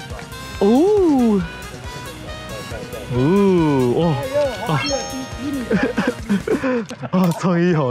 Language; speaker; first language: Chinese; native; Chinese